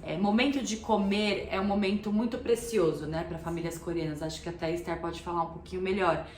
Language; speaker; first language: Portuguese; native; Portuguese